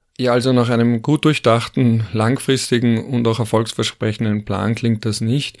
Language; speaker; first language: German; native; German